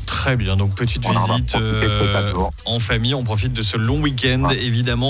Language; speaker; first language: French; native; French